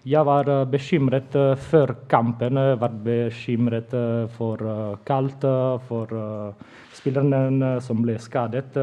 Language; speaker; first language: Norwegian; non-native, fluent; Italian